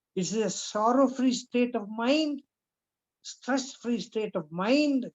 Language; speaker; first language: English; non-native, local second language; Kannada